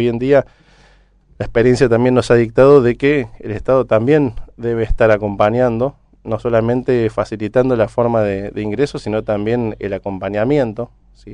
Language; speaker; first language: Spanish; native; Spanish